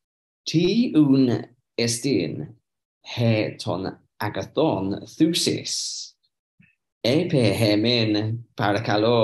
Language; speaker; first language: Greek; non-native, learner; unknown